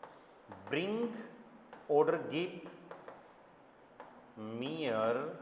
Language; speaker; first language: German; non-native, fluent; Hindi